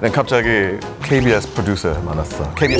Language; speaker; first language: Korean; non-native, learner; English